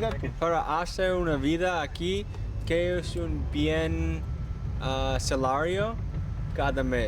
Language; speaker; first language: Spanish; non-native, learner; English